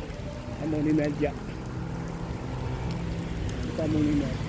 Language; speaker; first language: Dutch; non-native, local second language; Sranan Tongo